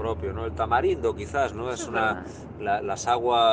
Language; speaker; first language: Spanish; native; Spanish